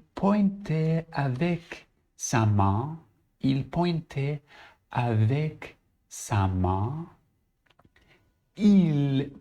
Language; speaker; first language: French; non-native, learner; Arabic